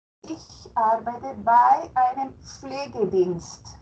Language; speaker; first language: German; non-native, fluent; Spanish